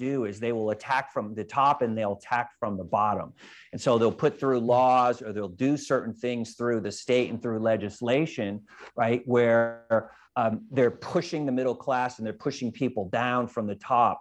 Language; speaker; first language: English; native; English